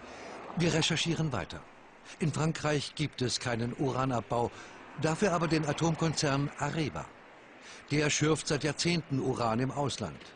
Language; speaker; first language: German; native; German